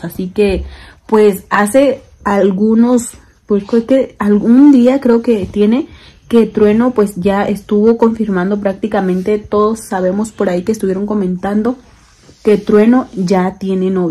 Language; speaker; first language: Spanish; native; Spanish